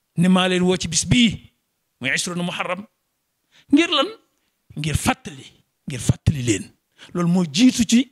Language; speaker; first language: Wolof; native; Wolof